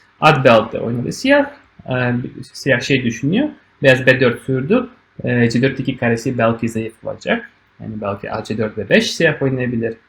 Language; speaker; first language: Turkish; non-native, fluent; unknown